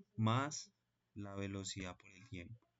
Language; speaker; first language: Spanish; native; Spanish